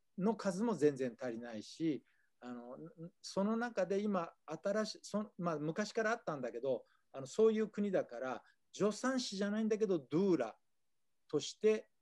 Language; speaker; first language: Japanese; native; Japanese